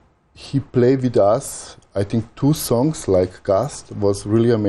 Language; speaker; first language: English; non-native, learner; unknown